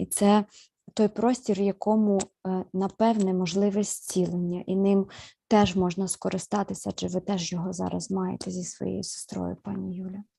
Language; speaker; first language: Ukrainian; native; Ukrainian